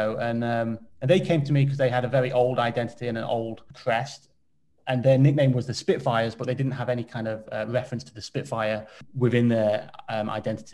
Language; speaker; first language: English; native; English